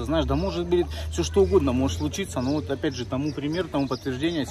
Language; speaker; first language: Russian; native; Russian